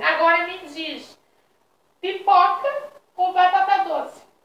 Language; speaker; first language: Portuguese; native; Portuguese